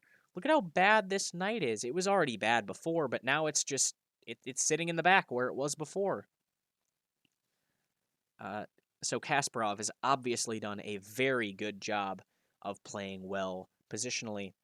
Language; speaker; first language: English; native; English